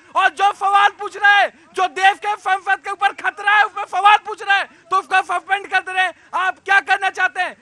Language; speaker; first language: Hindi; native; Hindi